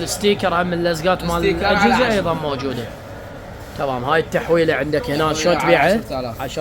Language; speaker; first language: Arabic; native; Arabic